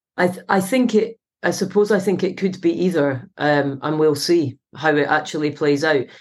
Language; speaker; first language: English; native; English